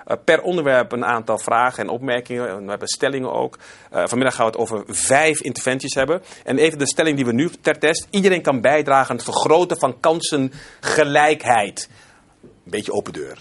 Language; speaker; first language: Dutch; native; Dutch